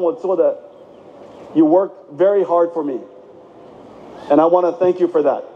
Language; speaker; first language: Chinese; early bilingual, heritage; Chinese